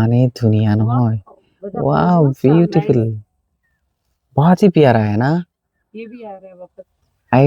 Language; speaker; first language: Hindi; non-native, local second language; Assamese